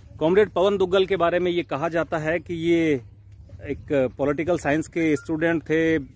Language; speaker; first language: Hindi; native; Hindi